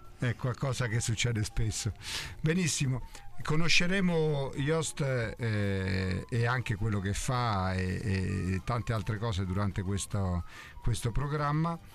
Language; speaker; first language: Italian; native; Italian